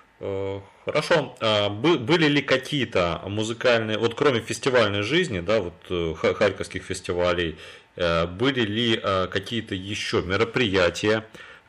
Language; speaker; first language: Russian; native; Russian